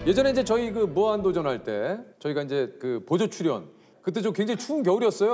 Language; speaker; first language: Korean; native; Korean